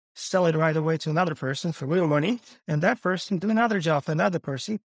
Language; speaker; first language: English; non-native, fluent; Ukrainian